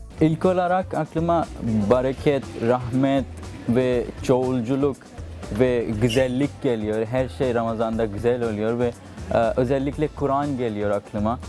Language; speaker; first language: Turkish; non-native, fluent; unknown